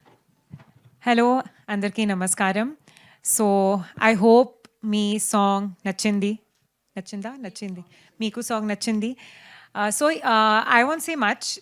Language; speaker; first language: Telugu; non-native, learner; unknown